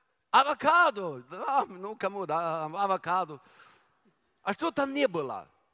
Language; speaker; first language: Russian; non-native, learner; Norwegian